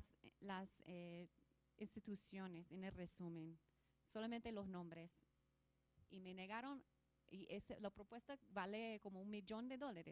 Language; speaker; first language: Spanish; non-native, fluent; English